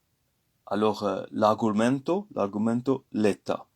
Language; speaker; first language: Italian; non-native, fluent; French